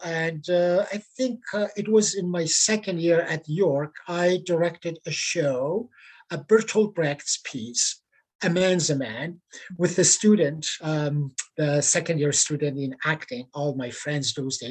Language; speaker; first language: English; non-native, fluent; Persian